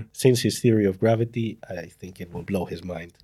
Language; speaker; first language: English; non-native, fluent; Spanish